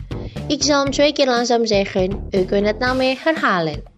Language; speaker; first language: Dutch; non-native, learner; Indonesian